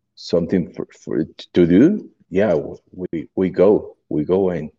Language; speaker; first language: English; non-native, learner; Spanish